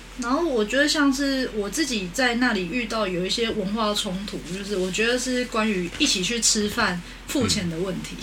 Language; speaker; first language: Chinese; native; Chinese